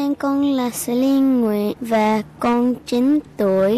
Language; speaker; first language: Vietnamese; early bilingual, heritage; Vietnamese